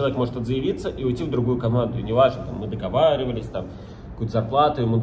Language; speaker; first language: Russian; native; Russian